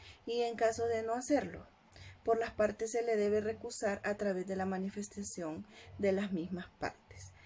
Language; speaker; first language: Spanish; native; Spanish